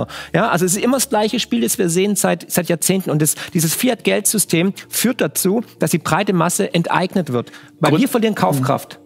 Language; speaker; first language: German; native; German